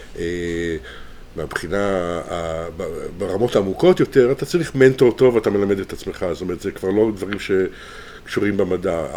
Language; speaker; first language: Hebrew; native; Hebrew